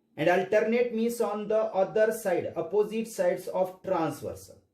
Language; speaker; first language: English; non-native, local second language; Marathi